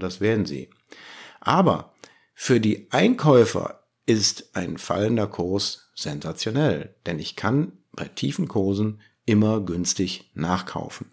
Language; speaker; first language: German; native; German